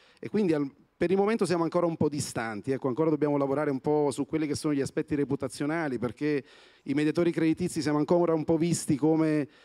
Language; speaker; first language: Italian; native; Italian